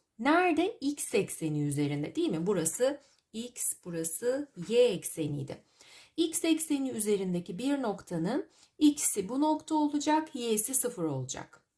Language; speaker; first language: Turkish; native; Turkish